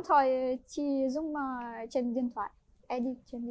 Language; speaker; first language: Vietnamese; non-native, fluent; Ukrainian